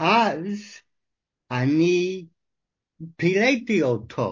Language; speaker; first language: Hebrew; non-native, fluent; English